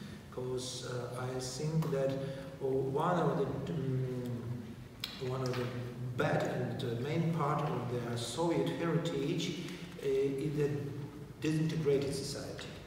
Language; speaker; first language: English; non-native, fluent; Ukrainian